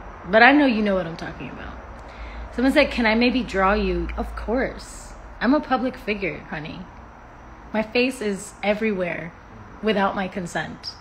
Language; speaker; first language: English; early bilingual, other home language; Spanish